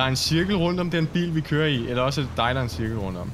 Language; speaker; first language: Danish; native; Danish